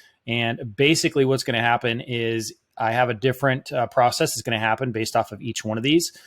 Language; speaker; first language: English; native; English